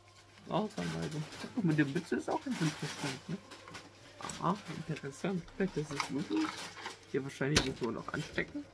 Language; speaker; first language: German; native; German